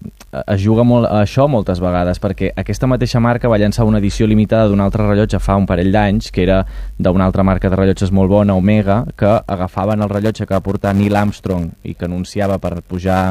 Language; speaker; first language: Catalan; native; Catalan